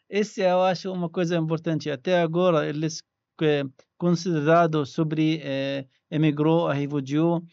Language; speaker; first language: Portuguese; non-native, learner; Arabic